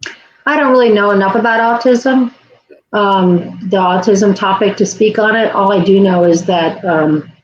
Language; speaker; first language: English; native; English